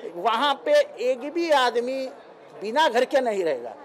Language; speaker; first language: Hindi; non-native, local second language; Marathi